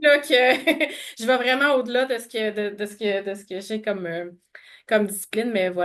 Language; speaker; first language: French; native; French